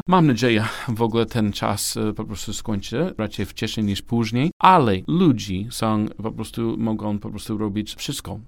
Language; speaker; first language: Polish; non-native, learner; English